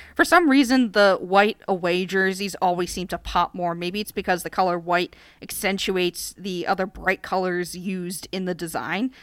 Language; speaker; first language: English; native; English